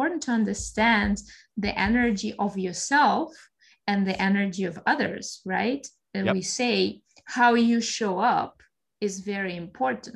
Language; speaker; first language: English; non-native, fluent; Russian